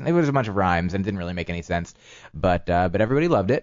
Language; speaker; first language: English; native; English